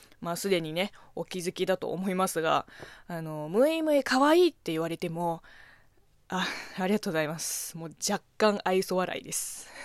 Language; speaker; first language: Japanese; non-native, fluent; Chinese